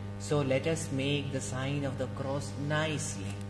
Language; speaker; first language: English; non-native, local second language; Malayalam